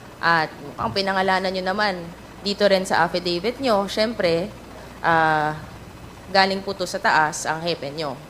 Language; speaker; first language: Filipino; native; Filipino